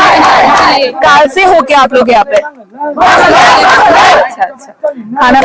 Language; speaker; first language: Hindi; non-native, local second language; Bangla